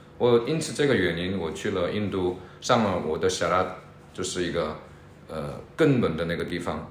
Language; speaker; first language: Chinese; non-native, fluent; Korean